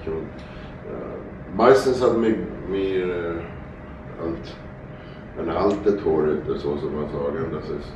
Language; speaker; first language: German; non-native, fluent; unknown